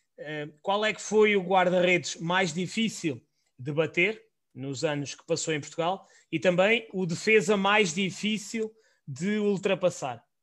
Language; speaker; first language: Portuguese; native; Portuguese